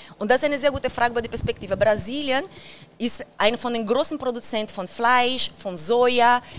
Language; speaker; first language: German; non-native, fluent; Portuguese